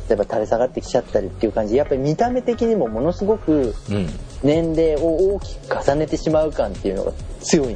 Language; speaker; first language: Japanese; native; Japanese